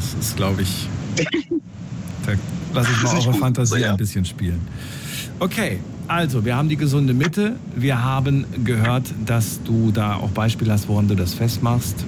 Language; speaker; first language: German; native; German